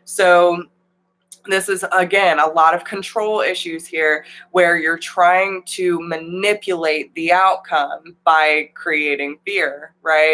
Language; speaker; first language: English; native; English